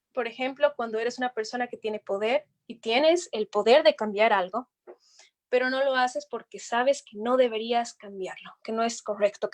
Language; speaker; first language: Spanish; native; Spanish